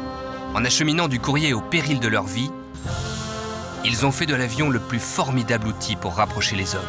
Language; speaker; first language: French; native; French